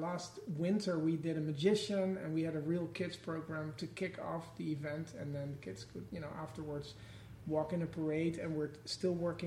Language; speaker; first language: English; non-native, fluent; Dutch